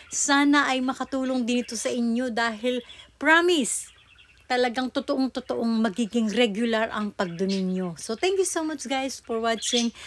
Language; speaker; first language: Filipino; non-native, local second language; Cebuano